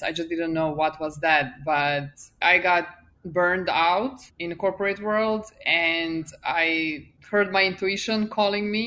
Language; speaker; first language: English; non-native, fluent; Serbian